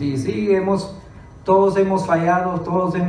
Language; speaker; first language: Spanish; early bilingual, other home language; English